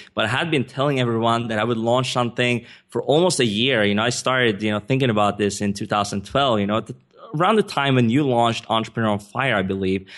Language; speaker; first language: English; non-native, fluent; Swedish